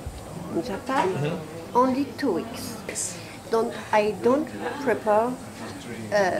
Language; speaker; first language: English; non-native, learner; French